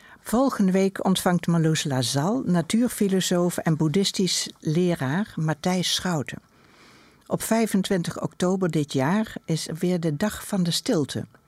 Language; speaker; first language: Dutch; native; Dutch